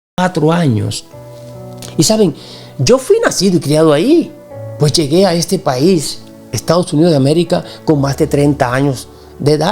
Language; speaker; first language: Spanish; native; Spanish